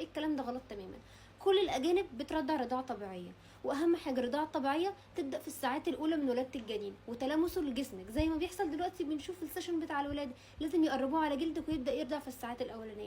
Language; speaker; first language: Arabic; native; Arabic